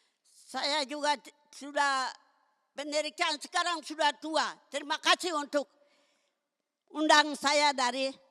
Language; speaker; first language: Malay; non-native, local second language; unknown